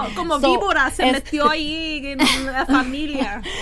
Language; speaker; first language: Spanish; early bilingual, heritage; Spanish